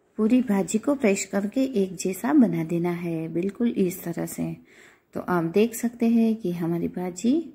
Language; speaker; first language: Hindi; non-native, local second language; Gujarati